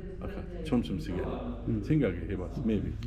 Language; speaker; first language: Korean; non-native, learner; Uzbek